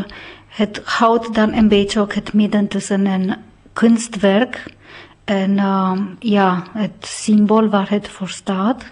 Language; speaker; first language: Dutch; non-native, fluent; Romanian